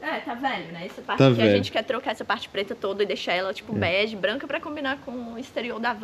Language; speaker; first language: Portuguese; native; Portuguese